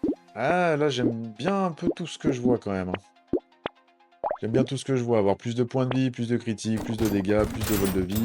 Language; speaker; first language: French; native; French